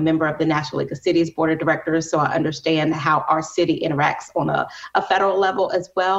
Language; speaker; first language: English; native; English